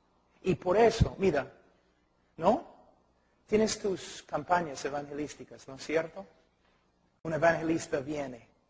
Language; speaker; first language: Spanish; non-native, fluent; English